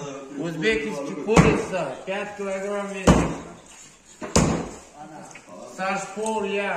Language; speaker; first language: Russian; non-native, local second language; Uzbek